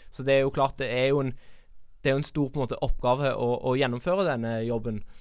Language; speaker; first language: Norwegian; native; Norwegian